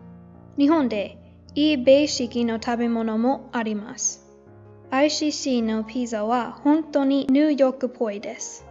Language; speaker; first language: Japanese; non-native, learner; English